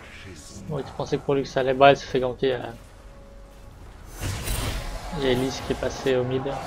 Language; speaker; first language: French; native; French